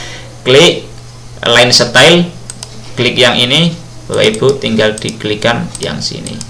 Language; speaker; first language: Indonesian; non-native, local second language; Javanese